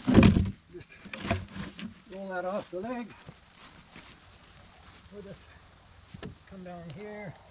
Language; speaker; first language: English; native; English